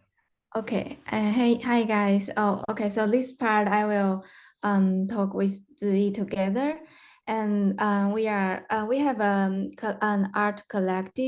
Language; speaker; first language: English; non-native, fluent; Chinese